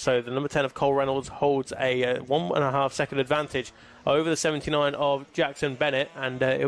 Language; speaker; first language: English; native; English